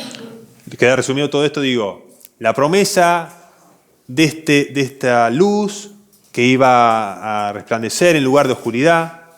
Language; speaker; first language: Spanish; native; Spanish